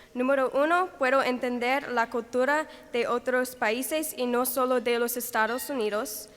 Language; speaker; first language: Spanish; non-native, learner; English